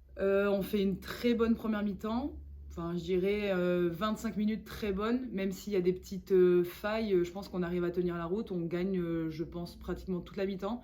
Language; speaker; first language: French; native; French